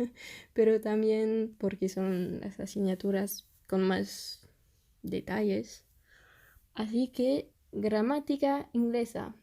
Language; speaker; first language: Spanish; non-native, fluent; French